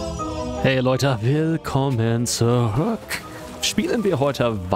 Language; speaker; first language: German; non-native, fluent; English